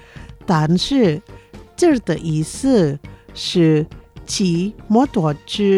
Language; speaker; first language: Chinese; non-native, fluent; Indonesian